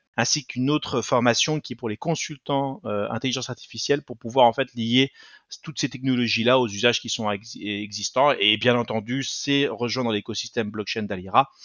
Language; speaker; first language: French; early bilingual, other home language; Spanish